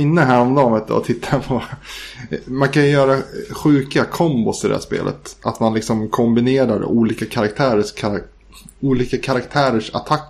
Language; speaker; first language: Swedish; native; Swedish